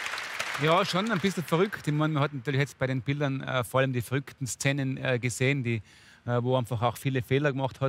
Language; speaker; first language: German; native; German